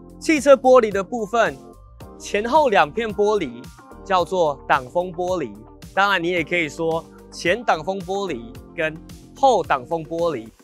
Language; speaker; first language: Chinese; native; Chinese